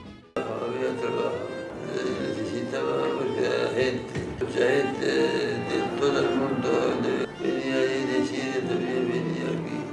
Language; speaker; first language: Spanish; non-native, learner; Arabic